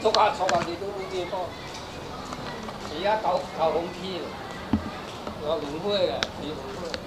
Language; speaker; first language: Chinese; non-native, local second language; Cantonese